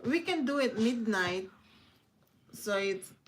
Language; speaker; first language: English; non-native, learner; Filipino